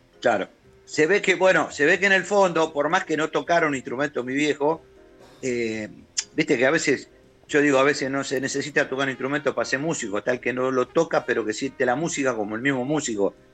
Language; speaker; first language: Spanish; native; Spanish